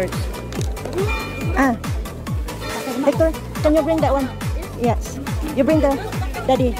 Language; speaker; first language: English; non-native, learner; Filipino